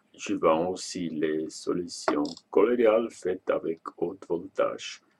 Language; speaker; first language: French; non-native, local second language; Swiss German